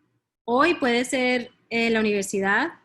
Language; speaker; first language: Spanish; early bilingual, heritage; Spanish